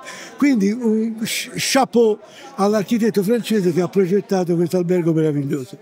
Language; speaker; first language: Italian; native; Italian